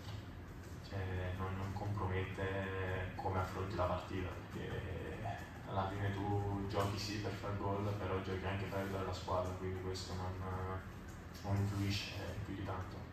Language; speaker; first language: Italian; native; Italian